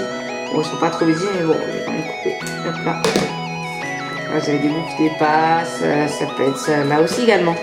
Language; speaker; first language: French; native; French